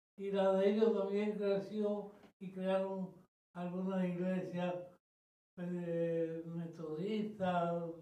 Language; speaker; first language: Spanish; native; Spanish